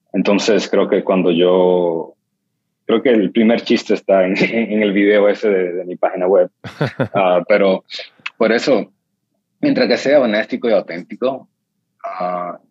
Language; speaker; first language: Spanish; native; Spanish